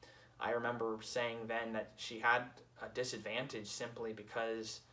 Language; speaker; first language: English; native; English